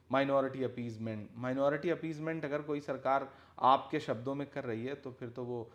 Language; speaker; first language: Hindi; native; Hindi